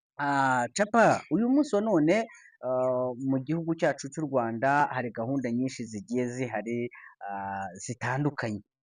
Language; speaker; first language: Kinyarwanda; native; Kinyarwanda